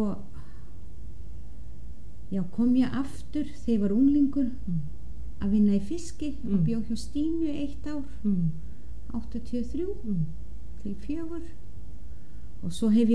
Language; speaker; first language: Icelandic; non-native, fluent; Danish